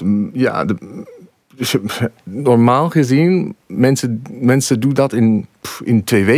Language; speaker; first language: Dutch; non-native, fluent; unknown